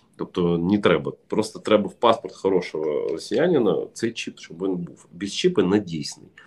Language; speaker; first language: Ukrainian; non-native, local second language; Russian